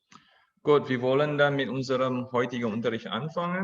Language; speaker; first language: German; non-native, fluent; Indonesian